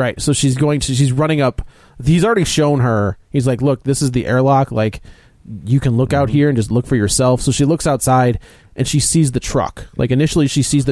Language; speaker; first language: English; native; English